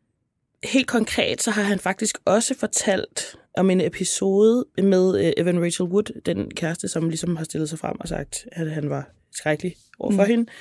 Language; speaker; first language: Danish; native; Danish